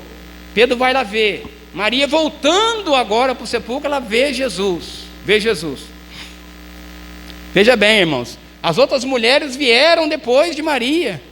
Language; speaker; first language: Portuguese; native; Portuguese